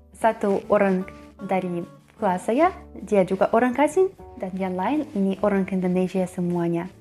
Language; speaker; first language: Indonesian; non-native, learner; Russian